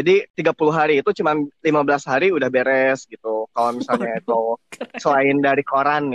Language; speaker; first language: Indonesian; native; Indonesian